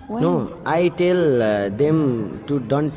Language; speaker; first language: English; non-native, local second language; Nepali